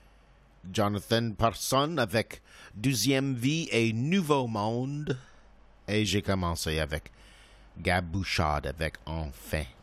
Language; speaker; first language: French; non-native, local second language; English